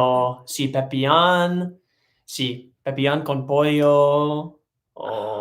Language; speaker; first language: Spanish; non-native, learner; English